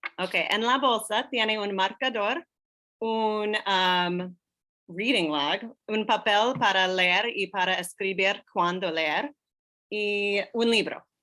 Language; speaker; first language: Spanish; non-native, learner; English